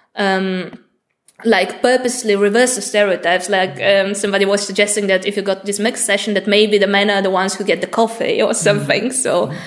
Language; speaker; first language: English; non-native, fluent; Bulgarian